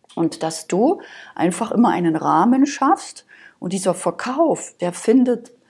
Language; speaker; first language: German; native; German